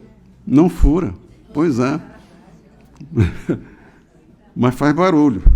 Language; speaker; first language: Portuguese; native; Portuguese